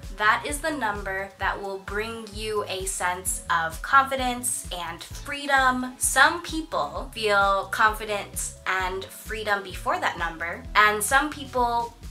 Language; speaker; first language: English; native; English